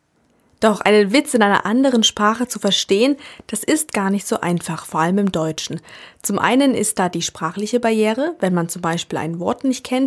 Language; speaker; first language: German; native; German